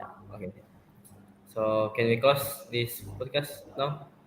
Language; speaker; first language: English; non-native, fluent; Indonesian